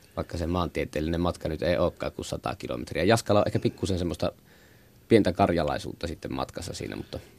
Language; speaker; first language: Finnish; native; Finnish